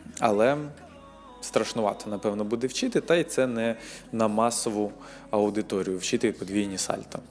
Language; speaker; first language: Ukrainian; non-native, local second language; Russian